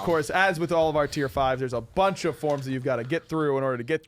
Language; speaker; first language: English; native; English